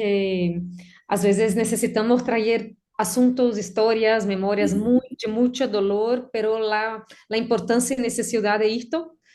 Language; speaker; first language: Spanish; non-native, learner; Portuguese